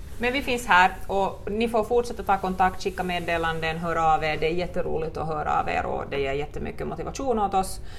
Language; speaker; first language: Swedish; native; Swedish